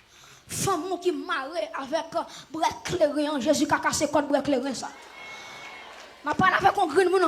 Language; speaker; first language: French; non-native, local second language; Haitian Creole